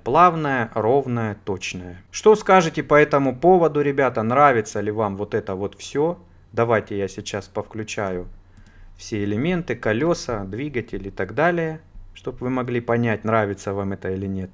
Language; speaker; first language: Russian; native; Russian